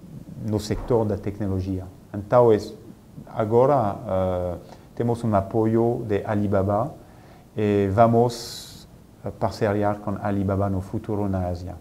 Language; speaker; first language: Portuguese; non-native, fluent; French